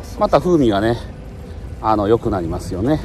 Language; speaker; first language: Japanese; native; Japanese